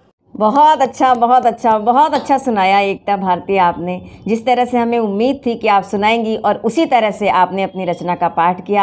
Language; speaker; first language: Hindi; native; Hindi